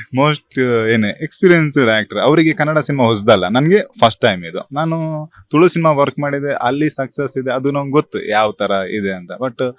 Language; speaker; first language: Kannada; native; Kannada